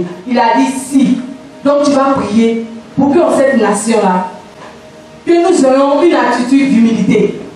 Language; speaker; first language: French; non-native, local second language; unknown